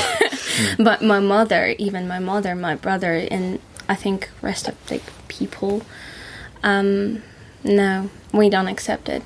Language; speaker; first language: English; non-native, fluent; Russian